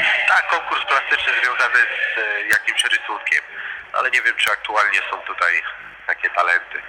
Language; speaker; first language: Polish; native; Polish